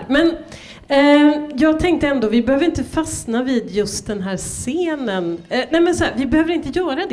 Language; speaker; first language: Swedish; native; Swedish